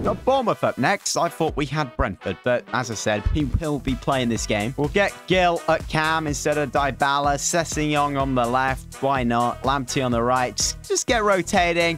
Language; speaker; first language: English; native; English